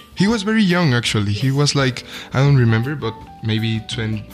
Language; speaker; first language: English; non-native, fluent; Spanish